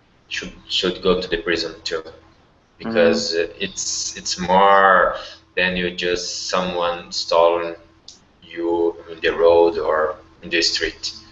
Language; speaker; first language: English; non-native, learner; Portuguese